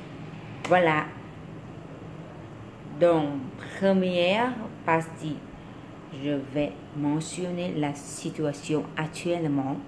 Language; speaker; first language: French; non-native, learner; Vietnamese